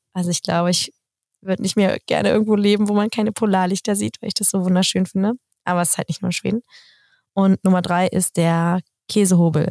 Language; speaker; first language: German; native; German